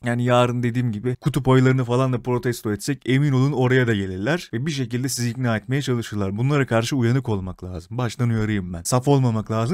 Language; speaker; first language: Turkish; native; Turkish